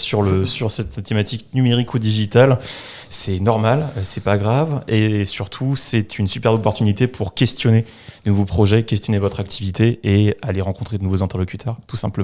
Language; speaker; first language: French; native; French